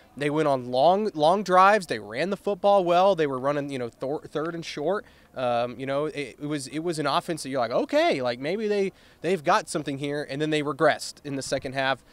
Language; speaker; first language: English; native; English